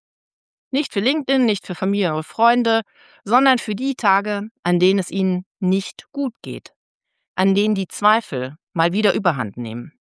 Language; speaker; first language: German; native; German